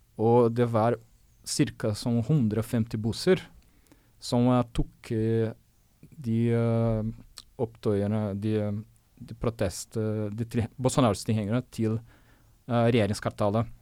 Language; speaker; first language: Norwegian; non-native, fluent; Portuguese